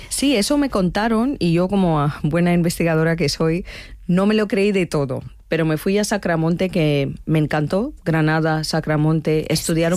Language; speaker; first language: Spanish; non-native, fluent; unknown